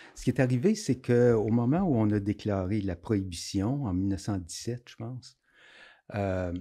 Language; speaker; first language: French; native; French